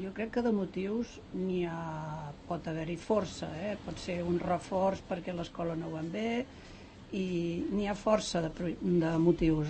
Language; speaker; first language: Catalan; native; Catalan